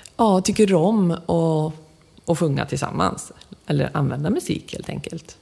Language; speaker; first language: Swedish; native; Swedish